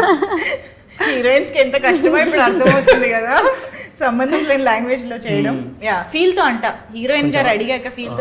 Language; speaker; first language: Telugu; native; Telugu